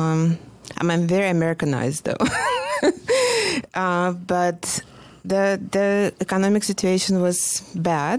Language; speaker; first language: English; non-native, fluent; Russian